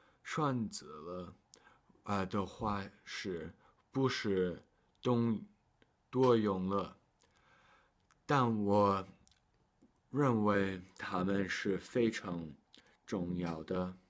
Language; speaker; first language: Chinese; non-native, learner; English